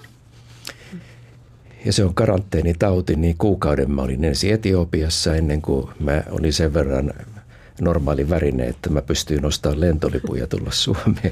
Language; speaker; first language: Finnish; native; Finnish